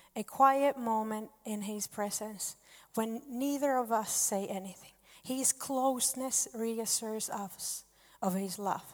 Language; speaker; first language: English; non-native, fluent; Finnish